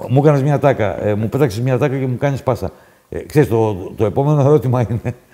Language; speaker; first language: Greek; native; Greek